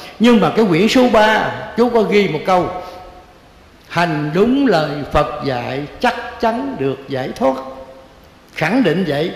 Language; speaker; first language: Vietnamese; native; Vietnamese